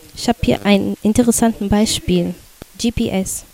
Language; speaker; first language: German; non-native, fluent; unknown